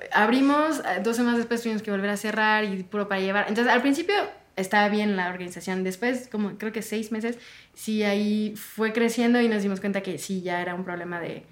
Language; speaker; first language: Spanish; non-native, fluent; French